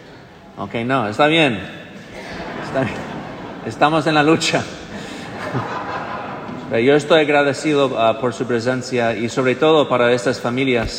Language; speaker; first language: Spanish; non-native, fluent; English